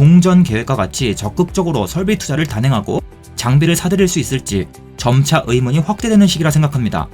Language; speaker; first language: Korean; native; Korean